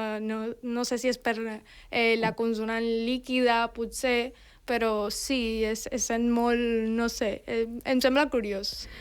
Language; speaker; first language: Catalan; non-native, fluent; Spanish